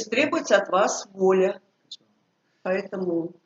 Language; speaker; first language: Russian; native; Russian